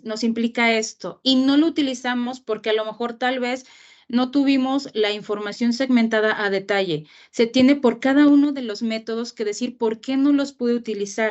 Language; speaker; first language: Spanish; native; Spanish